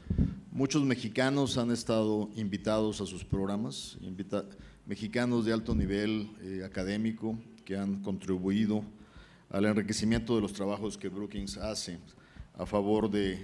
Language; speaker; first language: Spanish; native; Spanish